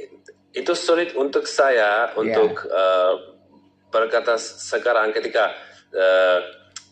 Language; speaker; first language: Indonesian; non-native, learner; Czech